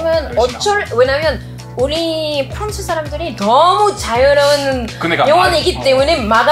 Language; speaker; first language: Korean; non-native, fluent; French